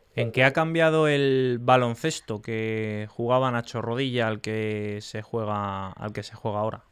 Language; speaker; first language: Spanish; native; Spanish